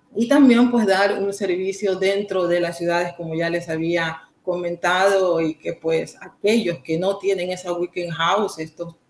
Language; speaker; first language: Spanish; native; Spanish